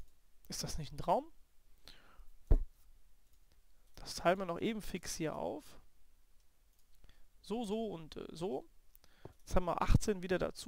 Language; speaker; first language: German; native; German